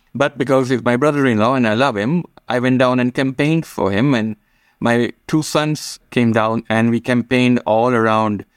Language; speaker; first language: English; non-native, local second language; Gujarati